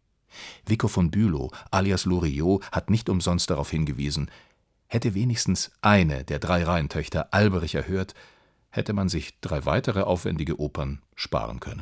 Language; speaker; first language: German; native; German